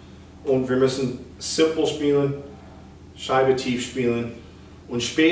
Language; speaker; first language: German; non-native, fluent; English